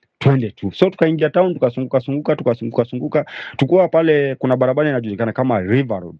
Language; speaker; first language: Swahili; native; Swahili